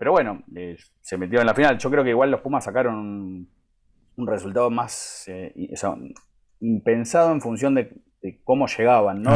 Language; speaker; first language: Spanish; native; Spanish